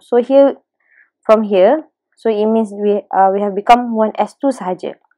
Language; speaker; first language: English; non-native, local second language; Malay